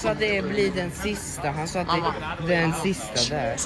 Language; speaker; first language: Swedish; early bilingual, other home language; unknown